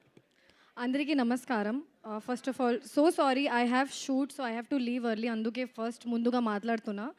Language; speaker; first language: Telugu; non-native, learner; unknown